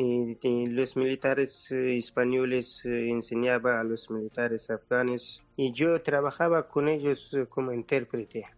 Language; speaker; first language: Spanish; non-native, learner; Persian